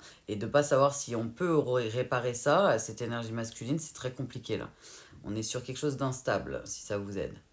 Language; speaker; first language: French; native; French